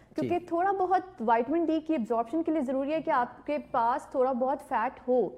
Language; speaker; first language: Urdu; native; Urdu